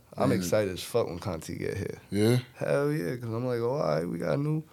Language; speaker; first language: English; native; English